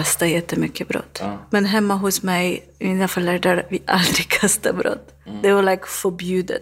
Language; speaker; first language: Swedish; non-native, learner; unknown